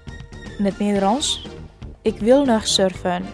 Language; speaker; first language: Dutch; non-native, fluent; Indonesian